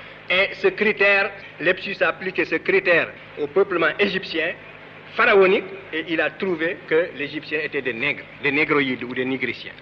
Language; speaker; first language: French; non-native, local second language; Wolof